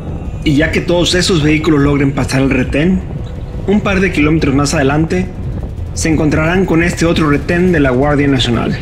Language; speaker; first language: Spanish; native; Spanish